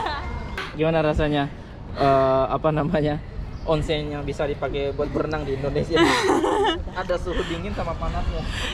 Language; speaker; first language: Indonesian; native; Indonesian